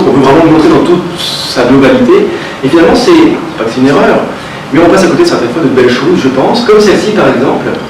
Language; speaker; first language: French; native; French